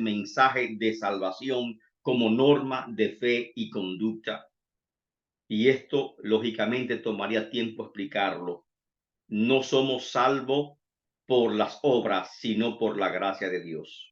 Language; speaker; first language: Spanish; native; Spanish